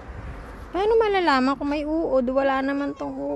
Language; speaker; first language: Filipino; native; Filipino